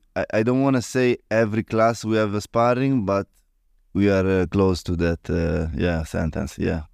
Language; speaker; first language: English; non-native, learner; Italian